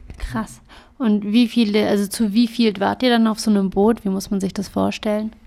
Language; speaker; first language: German; native; German